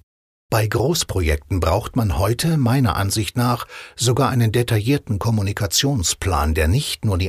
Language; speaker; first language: German; native; German